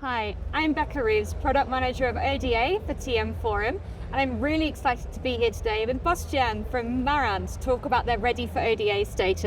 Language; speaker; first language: English; native; English